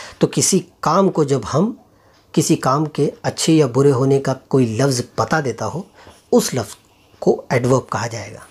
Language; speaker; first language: Urdu; native; Urdu